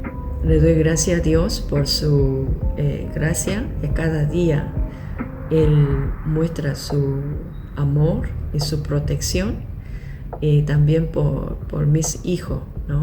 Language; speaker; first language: Spanish; non-native, local second language; Korean